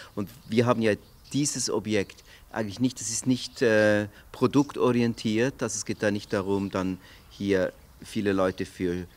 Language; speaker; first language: German; native; German